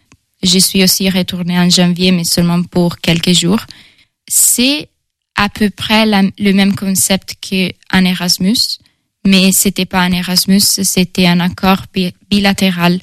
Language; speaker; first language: French; non-native, fluent; Italian